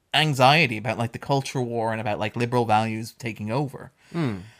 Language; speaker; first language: English; native; English